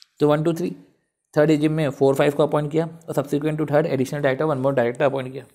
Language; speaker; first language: Hindi; native; Hindi